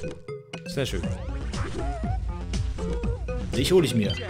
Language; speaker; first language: German; native; German